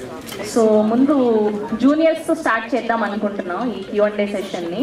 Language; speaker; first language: Telugu; native; Telugu